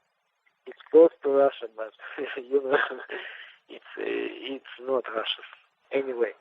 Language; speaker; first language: English; non-native, learner; Russian